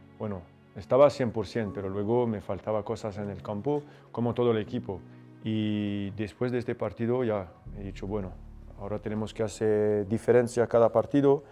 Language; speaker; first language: Spanish; non-native, fluent; French